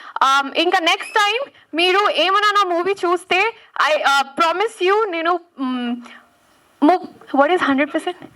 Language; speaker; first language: Telugu; non-native, learner; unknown